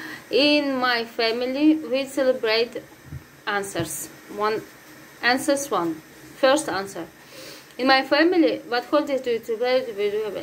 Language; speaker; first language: English; non-native, learner; Russian